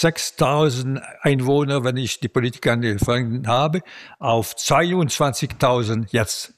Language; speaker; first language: German; non-native, local second language; French